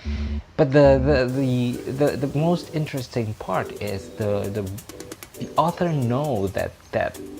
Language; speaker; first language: English; non-native, fluent; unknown